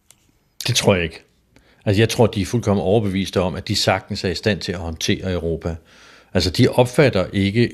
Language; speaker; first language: Danish; native; Danish